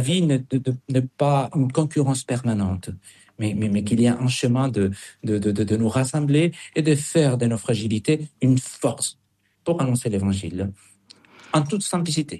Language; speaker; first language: French; non-native, fluent; Spanish